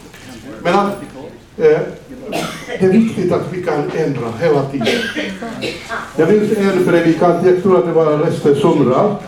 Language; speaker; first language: Swedish; non-native, fluent; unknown